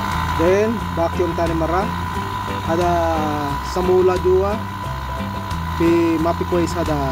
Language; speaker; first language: Arabic; non-native, learner; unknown